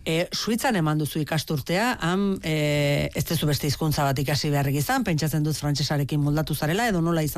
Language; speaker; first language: Basque; native; Basque